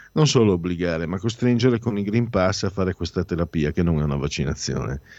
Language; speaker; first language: Italian; native; Italian